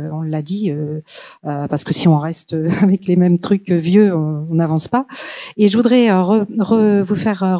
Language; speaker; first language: French; native; French